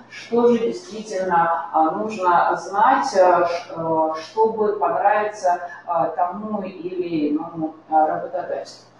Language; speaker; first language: Russian; native; Russian